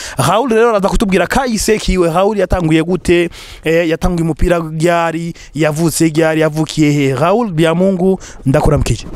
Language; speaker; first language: Rundi; native; Rundi